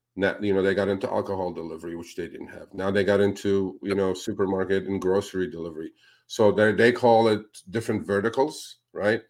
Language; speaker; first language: English; non-native, fluent; Spanish